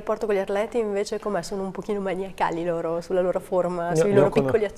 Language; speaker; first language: Italian; native; Italian